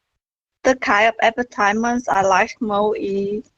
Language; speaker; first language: English; non-native, learner; Vietnamese